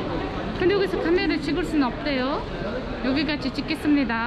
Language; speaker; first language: Korean; non-native, fluent; Uzbek